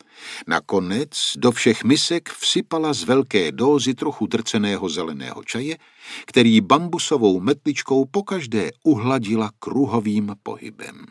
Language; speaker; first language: Czech; native; Czech